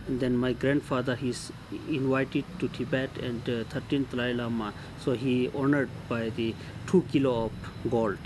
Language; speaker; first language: English; non-native, local second language; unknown